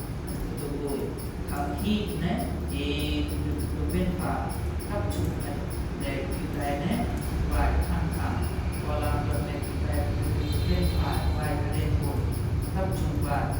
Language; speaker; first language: Vietnamese; non-native, learner; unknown